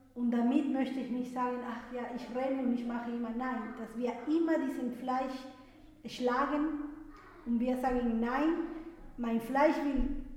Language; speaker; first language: German; non-native, fluent; Spanish